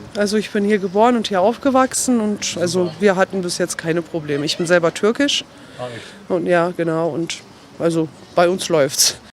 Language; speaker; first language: German; early bilingual, other home language; Turkish